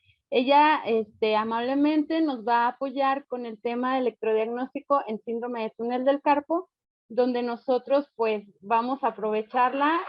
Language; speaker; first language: Spanish; native; Spanish